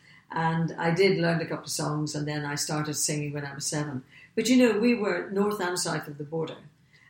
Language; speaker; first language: English; native; English